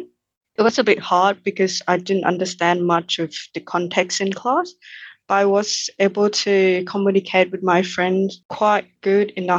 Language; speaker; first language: English; non-native, fluent; Thai